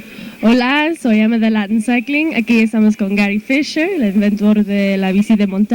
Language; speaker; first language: Spanish; non-native, fluent; English